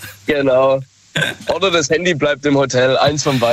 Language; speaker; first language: German; native; German